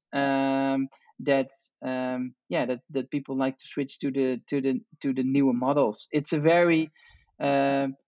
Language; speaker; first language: English; non-native, fluent; Dutch